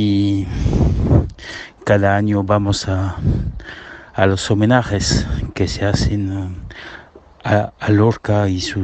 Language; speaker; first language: Spanish; early bilingual, heritage; Spanish